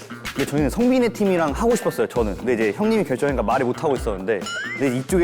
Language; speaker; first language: Korean; native; Korean